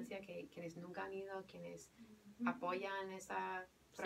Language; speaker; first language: Spanish; non-native, fluent; English